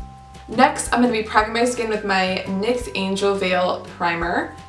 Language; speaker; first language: English; native; English